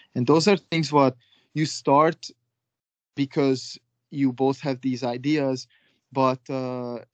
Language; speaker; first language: English; non-native, fluent; Hungarian